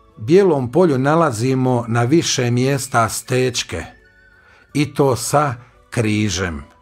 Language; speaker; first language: Croatian; native; Croatian